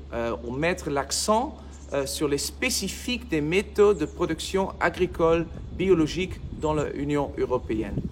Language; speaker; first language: French; non-native, learner; Dutch